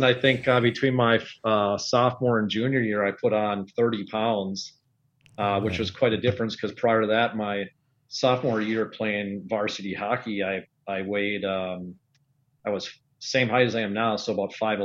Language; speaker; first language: English; native; English